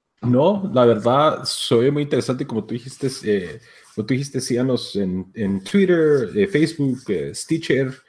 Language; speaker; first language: Spanish; native; Spanish